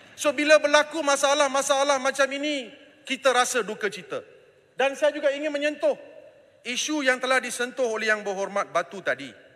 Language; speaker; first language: Malay; non-native, local second language; Tamil